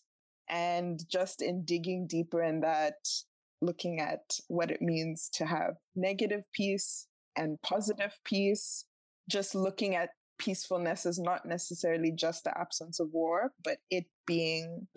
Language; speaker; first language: English; non-native, local second language; Tswana